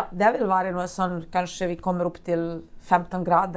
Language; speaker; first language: Norwegian; non-native, fluent; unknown